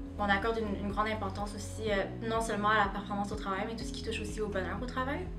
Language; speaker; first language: French; early bilingual, other home language; Vietnamese